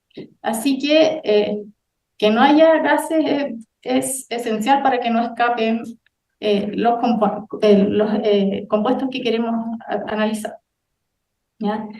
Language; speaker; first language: Spanish; native; Spanish